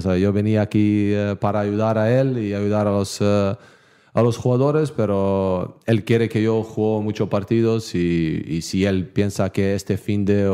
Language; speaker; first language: Spanish; non-native, learner; Bosnian